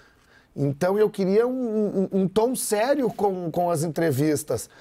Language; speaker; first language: Portuguese; native; Portuguese